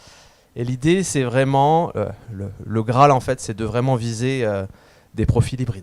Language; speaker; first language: French; native; French